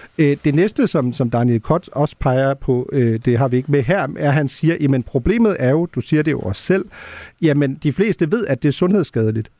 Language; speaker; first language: Danish; early bilingual, heritage; Danish